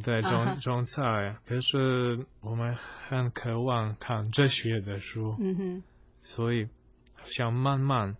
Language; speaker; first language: Chinese; non-native, fluent; Polish